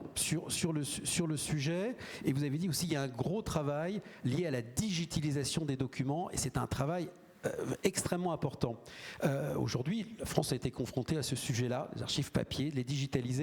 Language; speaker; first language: French; native; French